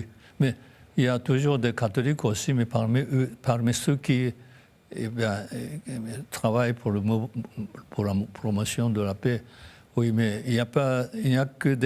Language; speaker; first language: French; non-native, fluent; Japanese